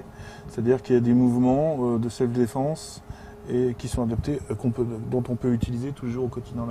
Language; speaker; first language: French; native; French